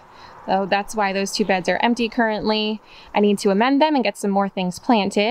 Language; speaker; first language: English; native; English